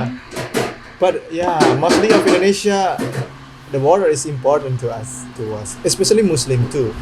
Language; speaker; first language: English; non-native, learner; Indonesian